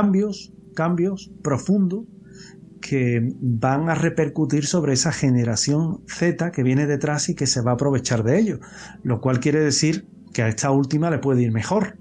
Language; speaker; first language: Spanish; native; Spanish